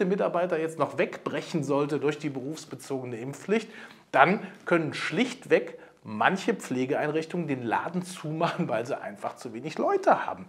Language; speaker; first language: German; native; German